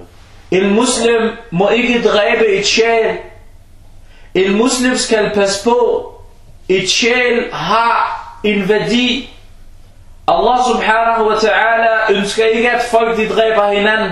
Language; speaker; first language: Danish; non-native, fluent; Arabic